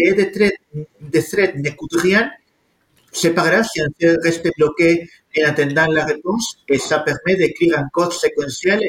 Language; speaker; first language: French; non-native, fluent; Spanish